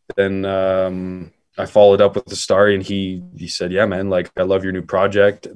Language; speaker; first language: English; native; English